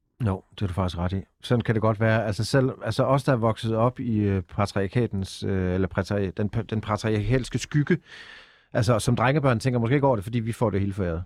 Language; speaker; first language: Danish; native; Danish